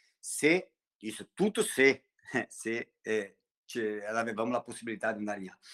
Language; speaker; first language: Italian; non-native, fluent; Portuguese